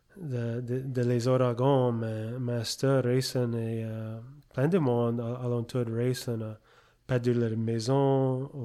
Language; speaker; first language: French; early bilingual, heritage; French